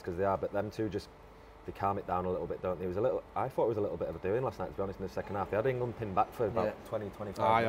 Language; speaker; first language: English; native; English